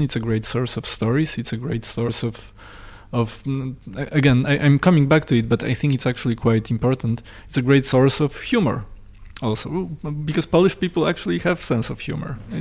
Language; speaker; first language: English; non-native, fluent; Polish